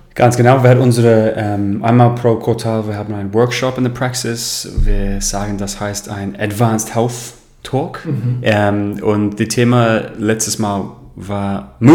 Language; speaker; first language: German; non-native, learner; English